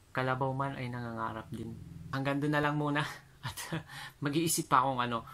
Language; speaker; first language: Filipino; non-native, local second language; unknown